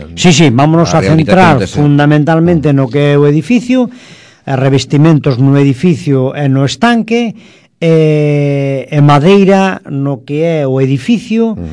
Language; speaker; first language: Galician; non-native, local second language; Spanish